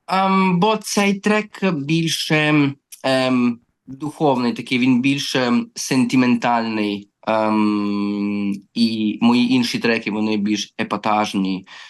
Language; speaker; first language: Ukrainian; early bilingual, heritage; Ukrainian